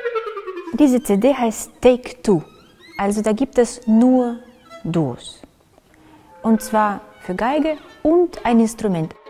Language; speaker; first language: German; non-native, fluent; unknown